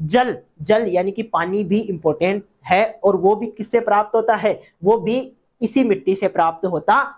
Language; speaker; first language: Hindi; non-native, local second language; Rajasthani